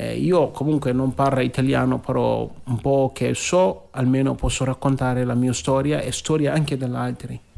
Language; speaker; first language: Italian; non-native, learner; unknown